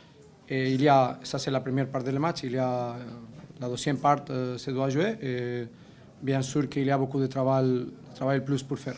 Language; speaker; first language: French; non-native, learner; Spanish